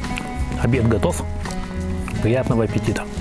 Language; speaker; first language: Russian; native; Russian